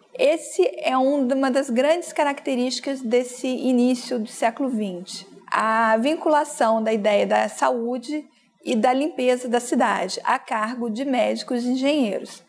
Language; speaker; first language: Portuguese; native; Portuguese